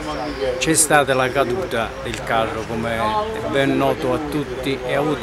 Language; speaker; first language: Italian; native; Italian